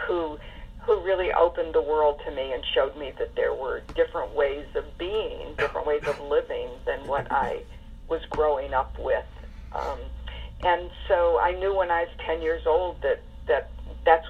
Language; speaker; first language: English; native; English